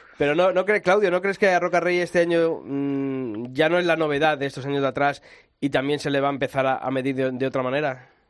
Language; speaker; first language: Spanish; native; Spanish